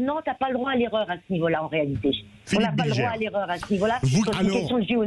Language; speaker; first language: French; native; French